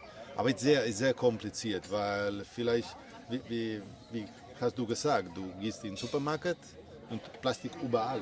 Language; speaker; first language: German; non-native, learner; Spanish